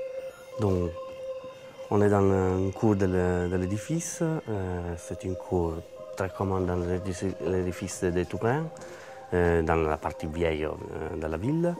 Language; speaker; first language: French; non-native, learner; Italian